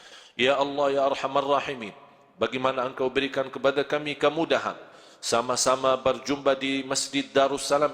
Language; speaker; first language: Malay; non-native, fluent; Arabic